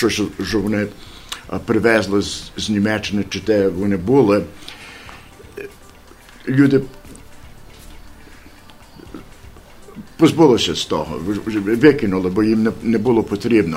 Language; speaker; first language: Ukrainian; early bilingual, heritage; Ukrainian